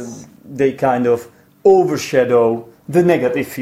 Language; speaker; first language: English; non-native, fluent; Czech